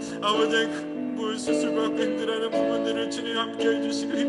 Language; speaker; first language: Korean; native; Korean